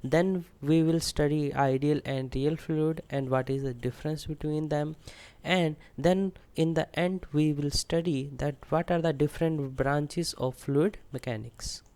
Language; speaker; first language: English; non-native, local second language; Punjabi